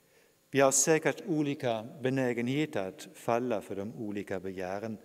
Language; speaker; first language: Swedish; non-native, fluent; German